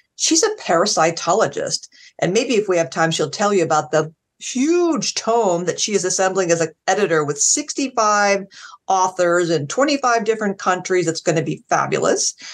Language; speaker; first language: English; native; English